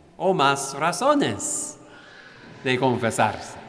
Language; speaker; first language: Spanish; non-native, fluent; English